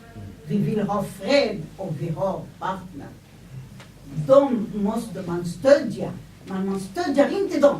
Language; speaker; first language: Swedish; non-native, fluent; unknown